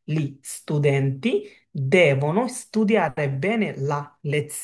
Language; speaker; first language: Italian; non-native, learner; Bangla